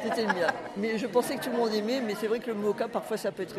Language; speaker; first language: French; native; French